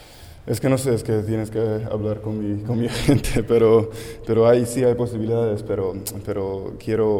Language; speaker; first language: Spanish; non-native, learner; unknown